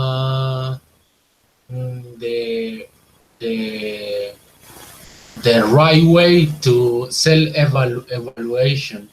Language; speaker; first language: English; non-native, learner; Spanish